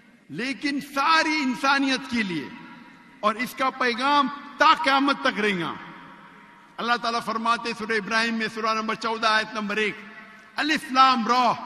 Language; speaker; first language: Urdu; non-native, local second language; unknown